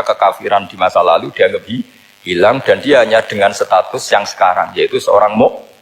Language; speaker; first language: Indonesian; non-native, local second language; Javanese